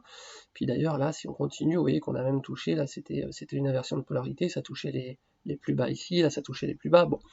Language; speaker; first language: French; native; French